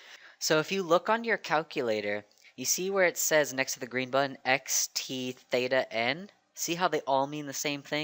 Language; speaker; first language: English; native; English